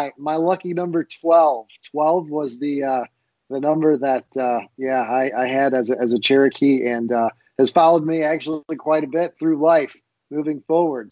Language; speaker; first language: English; native; English